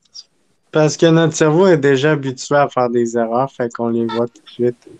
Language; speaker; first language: French; native; French